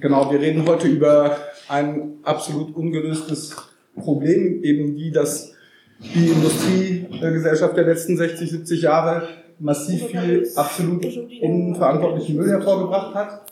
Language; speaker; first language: German; native; German